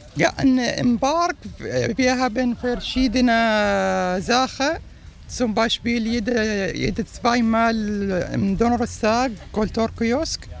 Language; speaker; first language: German; non-native, learner; Arabic